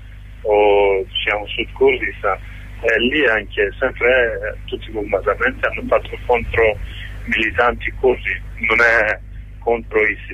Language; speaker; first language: Italian; non-native, learner; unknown